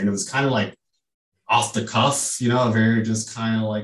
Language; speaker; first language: English; native; English